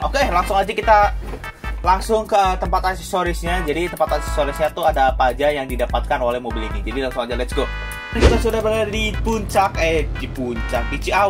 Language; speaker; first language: Indonesian; native; Indonesian